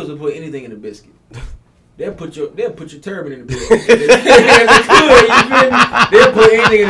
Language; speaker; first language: English; native; English